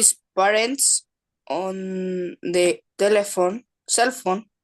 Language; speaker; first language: English; non-native, learner; Spanish